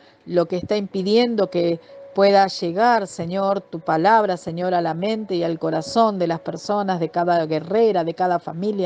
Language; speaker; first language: Spanish; native; Spanish